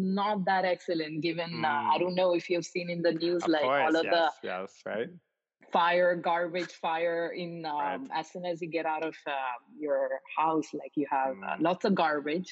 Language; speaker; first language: English; non-native, local second language; Marathi